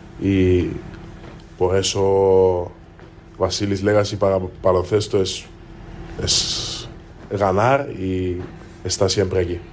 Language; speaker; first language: Spanish; non-native, learner; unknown